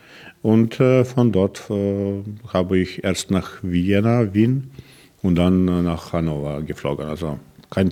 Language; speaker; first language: German; non-native, learner; Russian